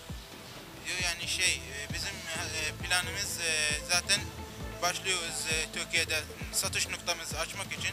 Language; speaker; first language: Turkish; non-native, learner; Arabic